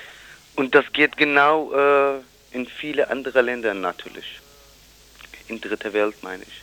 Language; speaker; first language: German; non-native, fluent; Kurdish